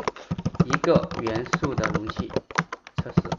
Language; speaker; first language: Chinese; native; Chinese